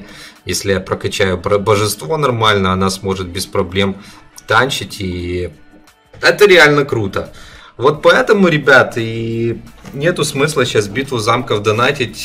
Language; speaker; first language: Russian; native; Russian